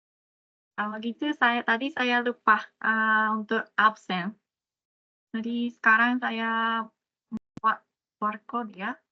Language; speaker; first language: Indonesian; non-native, fluent; Japanese